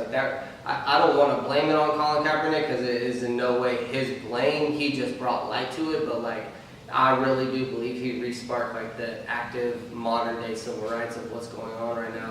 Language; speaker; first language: English; native; English